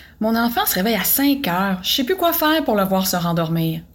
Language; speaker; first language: French; native; French